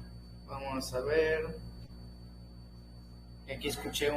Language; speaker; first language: Spanish; native; Spanish